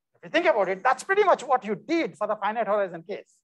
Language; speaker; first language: English; non-native, local second language; Telugu